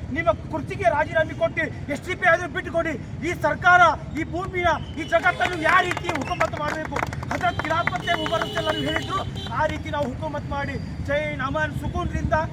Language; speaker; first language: Kannada; non-native, local second language; Urdu